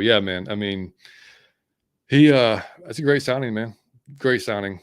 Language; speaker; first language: English; native; English